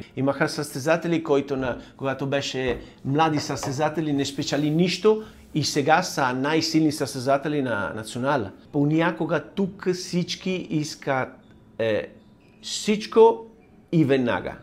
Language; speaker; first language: Bulgarian; non-native, learner; Italian